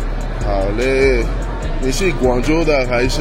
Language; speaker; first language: Chinese; non-native, fluent; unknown